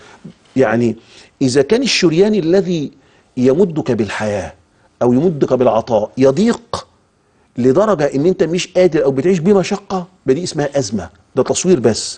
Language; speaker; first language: Arabic; native; Arabic